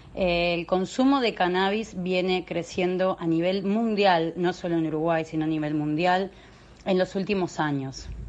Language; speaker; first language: Spanish; native; Spanish